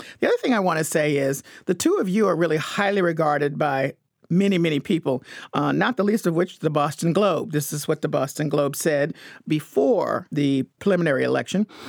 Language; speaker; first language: English; native; English